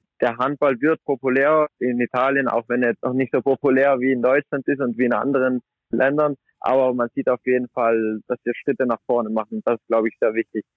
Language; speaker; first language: German; native; German